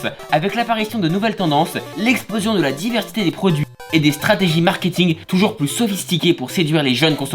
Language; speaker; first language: French; native; French